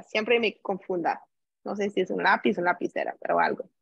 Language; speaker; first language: Spanish; non-native, learner; English